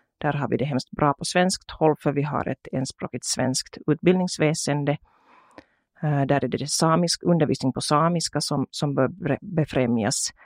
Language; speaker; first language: Swedish; native; Swedish